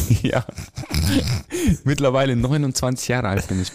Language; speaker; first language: German; non-native, fluent; Romanian